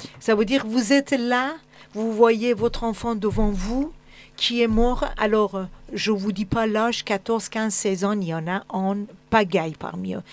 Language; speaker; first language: French; non-native, fluent; Persian